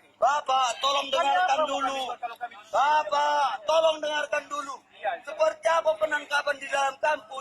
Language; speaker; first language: Indonesian; native; Indonesian